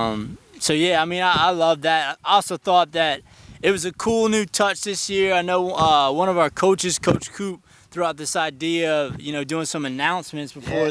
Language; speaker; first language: English; native; English